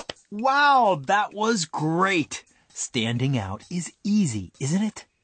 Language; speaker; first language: English; native; English